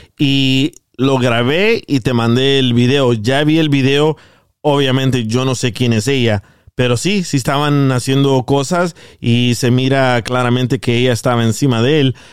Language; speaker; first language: Spanish; native; Spanish